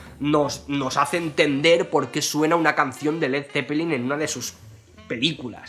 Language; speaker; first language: Spanish; native; Spanish